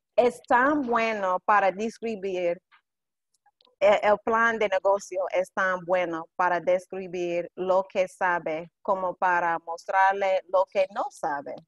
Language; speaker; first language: Spanish; non-native, fluent; English